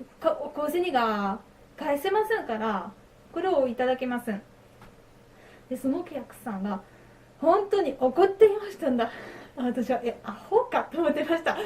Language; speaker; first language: Japanese; non-native, learner; French